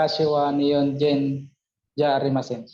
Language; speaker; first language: Japanese; non-native, learner; Filipino